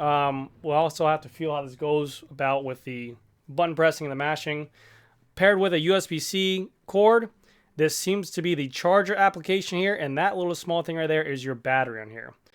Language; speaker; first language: English; native; English